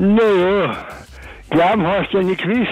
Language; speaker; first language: German; native; German